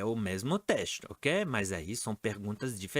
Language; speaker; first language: Portuguese; non-native, fluent; French